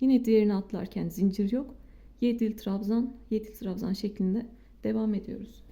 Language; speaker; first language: Turkish; native; Turkish